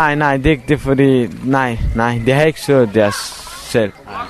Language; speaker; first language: Danish; non-native, learner; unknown